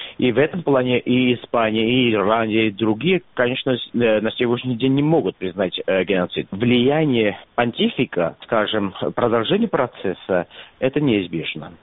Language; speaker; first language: Russian; non-native, local second language; Armenian